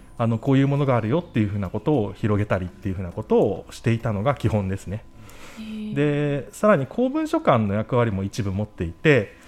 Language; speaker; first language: Japanese; native; Japanese